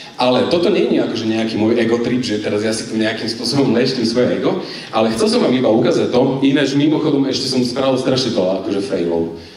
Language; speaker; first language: Slovak; native; Slovak